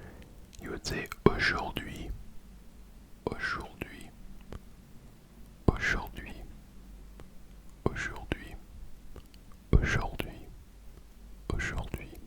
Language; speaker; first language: French; non-native, learner; English